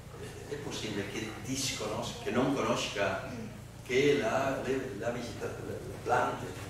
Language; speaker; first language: Italian; non-native, learner; Spanish